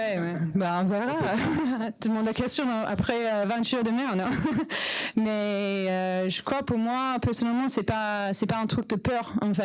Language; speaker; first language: French; non-native, learner; English